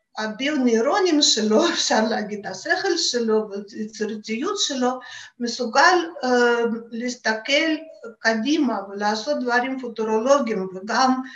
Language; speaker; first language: Hebrew; non-native, fluent; Russian